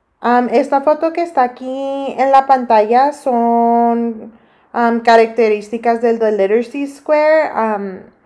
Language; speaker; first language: Spanish; early bilingual, heritage; Spanish